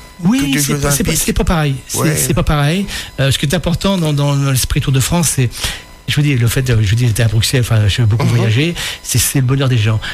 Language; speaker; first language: French; native; French